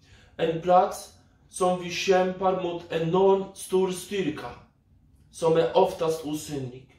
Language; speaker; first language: Swedish; non-native, fluent; Polish